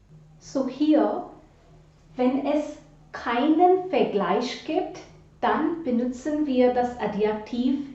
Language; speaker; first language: German; non-native, fluent; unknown